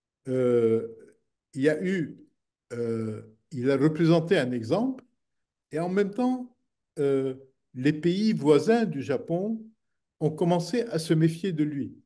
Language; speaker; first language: French; non-native, local second language; Arabic